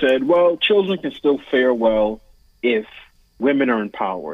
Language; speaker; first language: English; native; English